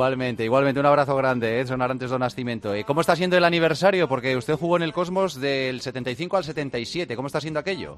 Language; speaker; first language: Spanish; native; Spanish